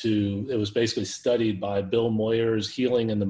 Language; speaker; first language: English; native; English